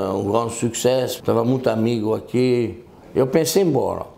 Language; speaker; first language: Portuguese; non-native, fluent; French